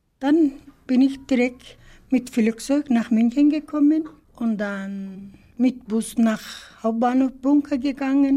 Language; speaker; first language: German; non-native, learner; Turkish